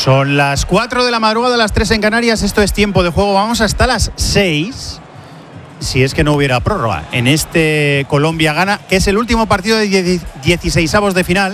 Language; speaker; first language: Spanish; native; Spanish